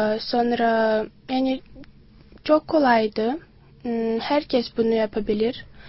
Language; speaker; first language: Turkish; non-native, learner; Swati